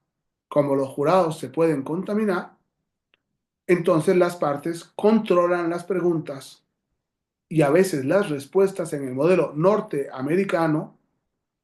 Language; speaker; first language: Spanish; native; Spanish